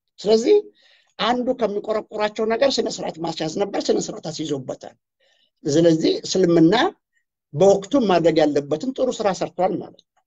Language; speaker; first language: Amharic; non-native, local second language; Oromo